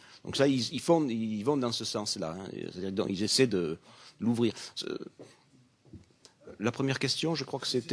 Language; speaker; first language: French; native; French